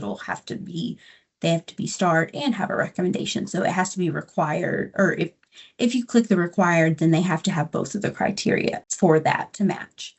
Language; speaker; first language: English; native; English